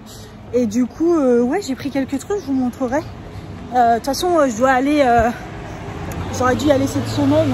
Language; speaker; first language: French; native; French